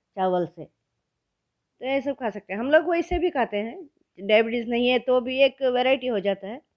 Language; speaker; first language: Hindi; non-native, local second language; Kannada